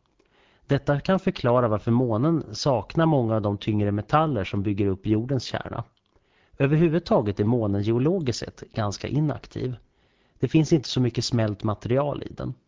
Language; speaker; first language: Swedish; native; Swedish